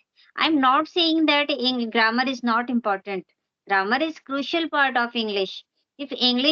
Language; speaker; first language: English; non-native, local second language; Hindi